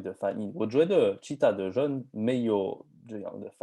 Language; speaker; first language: Chinese; non-native, learner; French